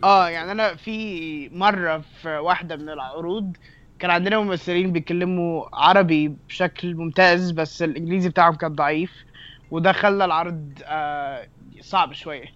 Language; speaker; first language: Arabic; native; Arabic